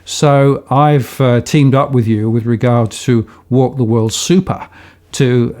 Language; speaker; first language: English; native; English